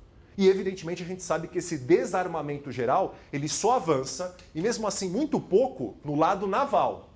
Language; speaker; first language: Portuguese; native; Portuguese